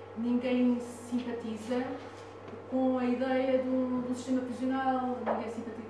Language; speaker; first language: Portuguese; non-native, fluent; Italian